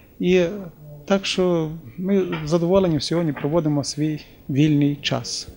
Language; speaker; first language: Ukrainian; native; Ukrainian